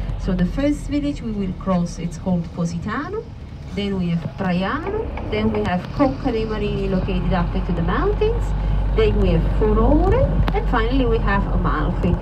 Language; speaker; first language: English; non-native, fluent; Italian